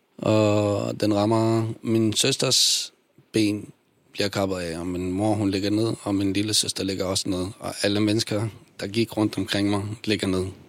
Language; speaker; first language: Danish; early bilingual, other home language; Bosnian